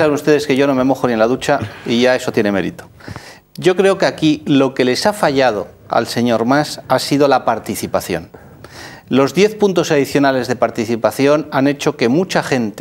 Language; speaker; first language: Spanish; native; Spanish